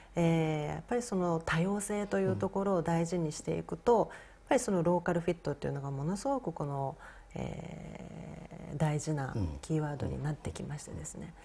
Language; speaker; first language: Japanese; native; Japanese